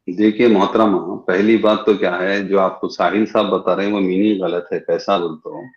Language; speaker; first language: Hindi; non-native, local second language; Urdu